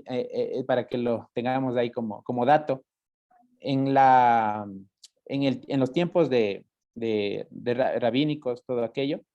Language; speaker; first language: Spanish; native; Spanish